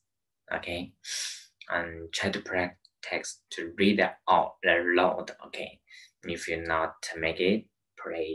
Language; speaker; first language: English; non-native, learner; Chinese